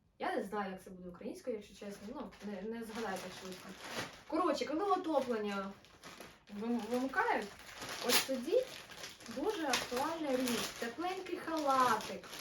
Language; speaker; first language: Ukrainian; non-native, local second language; Russian